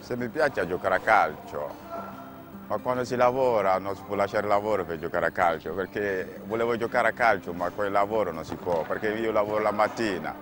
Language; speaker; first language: Italian; non-native, fluent; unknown